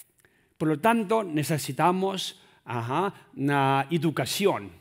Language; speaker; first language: Spanish; non-native, learner; Tibetan